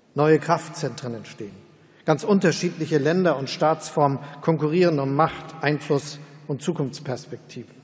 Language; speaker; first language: German; native; German